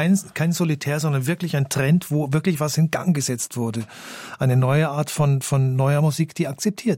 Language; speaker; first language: German; native; German